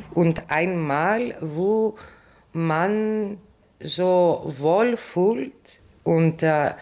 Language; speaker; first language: German; non-native, fluent; Greek